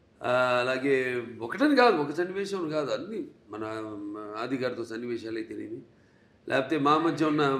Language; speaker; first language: Telugu; native; Telugu